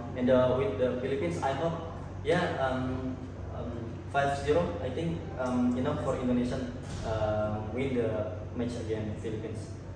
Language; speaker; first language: English; non-native, learner; Indonesian